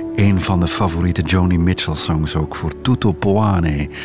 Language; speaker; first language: Dutch; native; Dutch